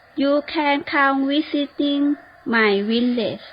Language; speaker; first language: English; non-native, learner; Thai